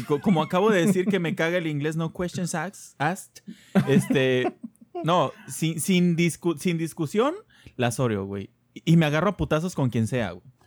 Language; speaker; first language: Spanish; native; Spanish